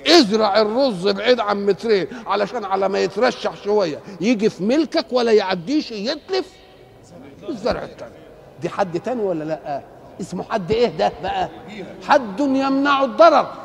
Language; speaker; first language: Arabic; native; Arabic